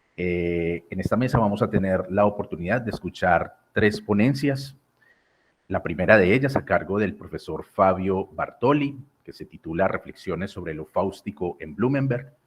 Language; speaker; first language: Spanish; native; Spanish